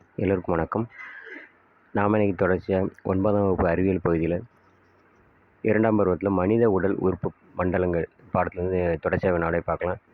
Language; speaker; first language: Tamil; native; Tamil